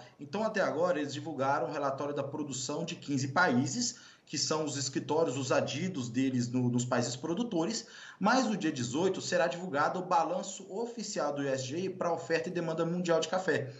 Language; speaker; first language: Portuguese; native; Portuguese